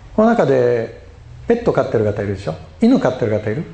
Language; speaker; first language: Japanese; native; Japanese